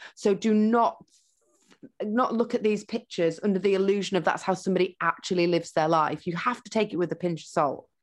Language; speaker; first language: English; native; English